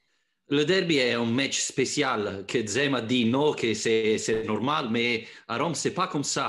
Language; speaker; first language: French; non-native, fluent; Italian